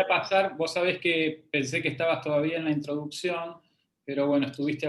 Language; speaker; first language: Spanish; native; Spanish